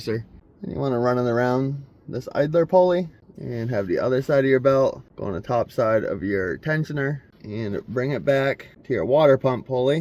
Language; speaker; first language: English; native; English